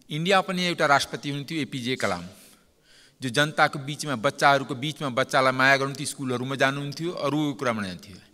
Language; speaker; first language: Nepali; non-native, local second language; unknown